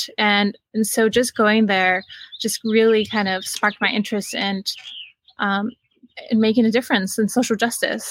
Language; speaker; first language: English; native; English